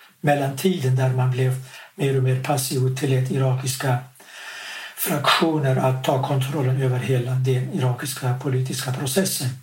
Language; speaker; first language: Swedish; non-native, fluent; Kurdish